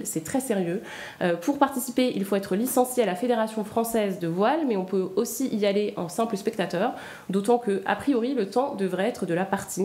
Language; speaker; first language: French; native; French